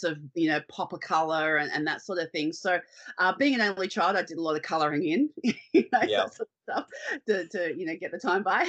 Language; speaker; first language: English; native; English